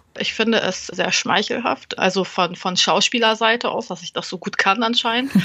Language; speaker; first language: German; early bilingual, other home language; Vietnamese